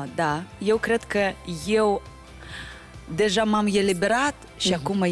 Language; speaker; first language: Romanian; non-native, local second language; Russian